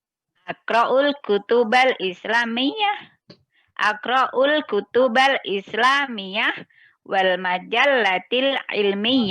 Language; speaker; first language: Arabic; non-native, learner; Indonesian